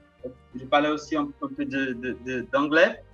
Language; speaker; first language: French; non-native, fluent; Portuguese